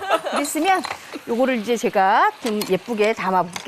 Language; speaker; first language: Korean; native; Korean